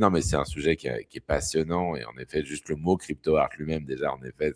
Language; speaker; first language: French; native; French